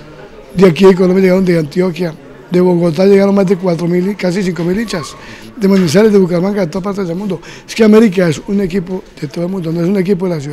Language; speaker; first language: Spanish; native; Spanish